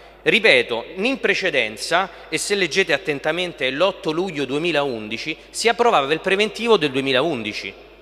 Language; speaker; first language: Italian; native; Italian